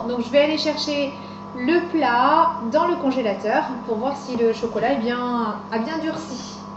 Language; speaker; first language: French; native; French